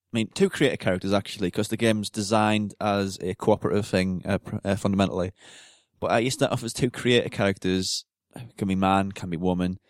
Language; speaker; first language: English; native; English